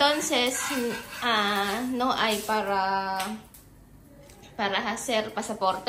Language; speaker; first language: Spanish; non-native, learner; Filipino